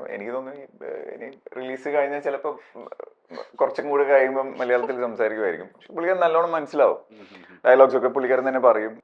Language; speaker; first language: Malayalam; native; Malayalam